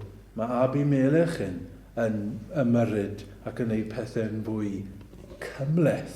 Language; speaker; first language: Welsh; native; Welsh